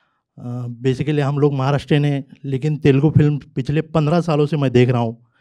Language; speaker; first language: Hindi; non-native, local second language; Marathi